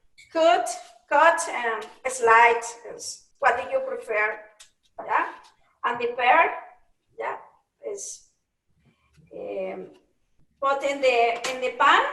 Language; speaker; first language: English; non-native, learner; Spanish